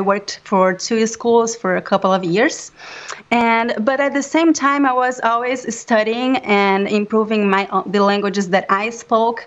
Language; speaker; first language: English; non-native, fluent; Portuguese